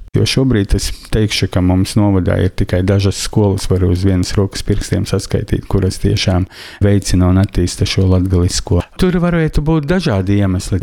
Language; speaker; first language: Latvian; native; Latvian